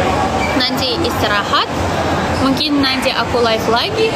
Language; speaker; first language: Indonesian; non-native, learner; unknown